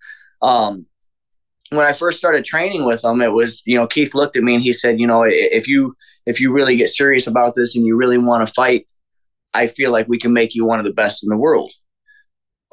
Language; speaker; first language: English; native; English